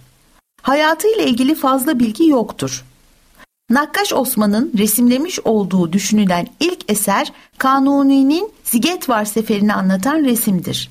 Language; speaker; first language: Turkish; native; Turkish